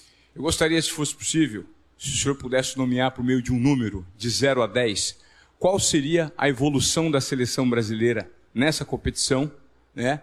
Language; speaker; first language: Portuguese; native; Portuguese